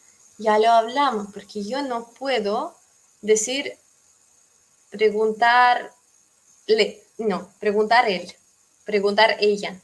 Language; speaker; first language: Spanish; non-native, fluent; Russian